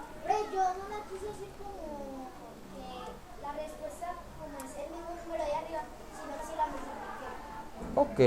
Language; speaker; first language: Spanish; native; Spanish